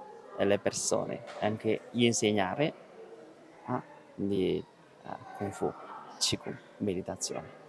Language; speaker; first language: Italian; non-native, learner; Chinese